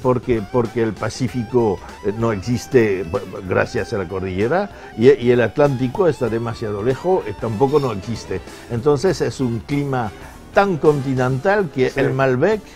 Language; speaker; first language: Spanish; non-native, fluent; French